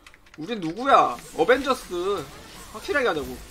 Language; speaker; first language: Korean; native; Korean